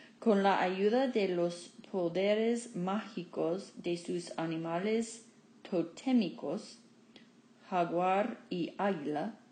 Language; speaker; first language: Spanish; non-native, fluent; English